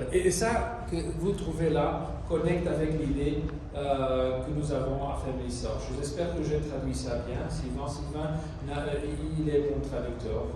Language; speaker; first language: French; non-native, fluent; Portuguese